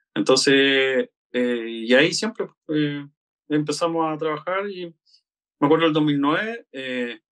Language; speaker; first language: Spanish; native; Spanish